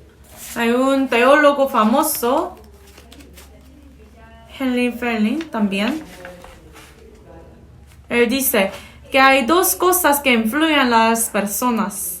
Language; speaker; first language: Spanish; non-native, fluent; Korean